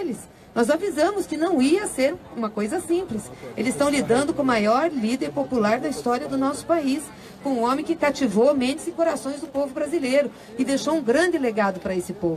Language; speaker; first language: Portuguese; native; Portuguese